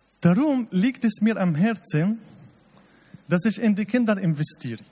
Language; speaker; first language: German; non-native, fluent; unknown